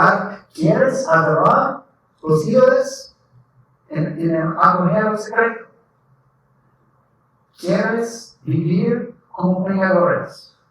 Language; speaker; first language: Spanish; non-native, learner; English